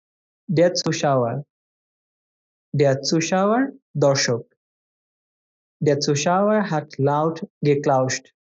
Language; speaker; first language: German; non-native, fluent; Bangla